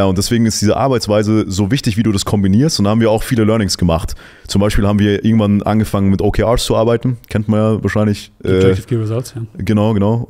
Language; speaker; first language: German; native; German